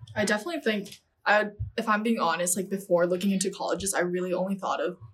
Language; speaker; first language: English; non-native, fluent; Chinese